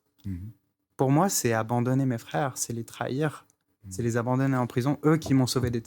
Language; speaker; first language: French; native; French